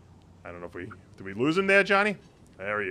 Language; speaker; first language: English; native; English